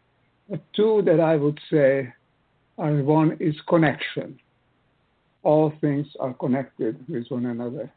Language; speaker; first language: English; non-native, fluent; Hungarian